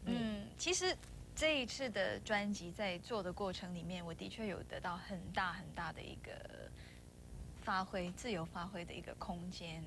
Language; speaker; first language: Chinese; non-native, local second language; Cantonese